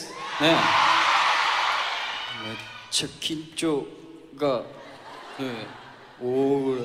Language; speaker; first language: Japanese; non-native, fluent; Korean